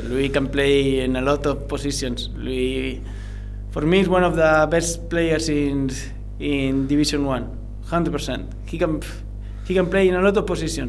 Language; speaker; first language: English; non-native, learner; Spanish